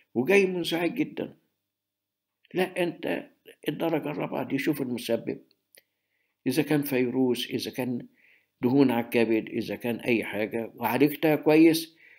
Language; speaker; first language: Arabic; native; Arabic